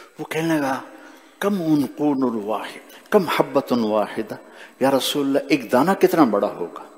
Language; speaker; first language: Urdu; non-native, local second language; Punjabi